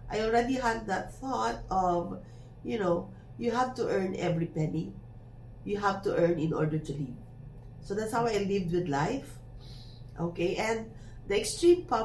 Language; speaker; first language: English; non-native, local second language; Filipino